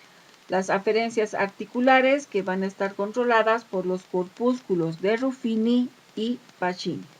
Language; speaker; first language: Spanish; native; Spanish